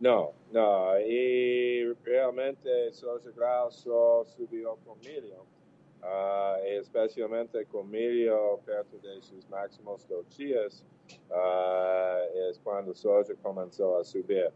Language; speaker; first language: Portuguese; non-native, fluent; English